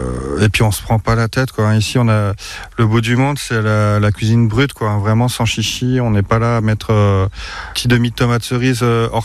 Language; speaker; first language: French; native; French